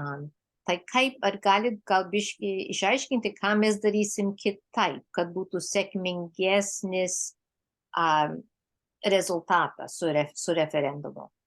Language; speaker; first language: Lithuanian; early bilingual, heritage; Lithuanian